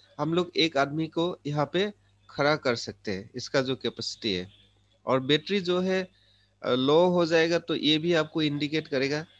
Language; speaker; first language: Hindi; non-native, local second language; Assamese